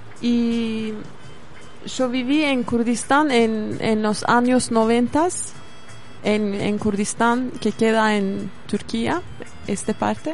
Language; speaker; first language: Spanish; non-native, fluent; Kurdish